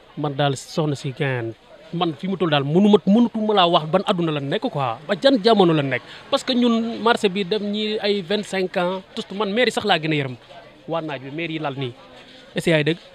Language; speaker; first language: Wolof; native; Wolof